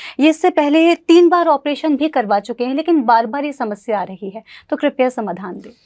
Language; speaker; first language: Hindi; native; Hindi